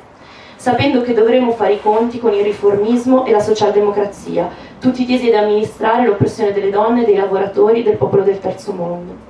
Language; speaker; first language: Italian; native; Italian